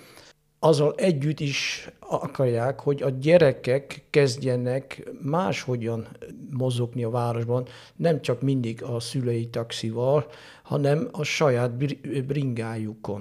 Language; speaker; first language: Hungarian; non-native, fluent; Dutch